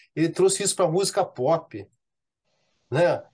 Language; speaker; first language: Portuguese; native; Portuguese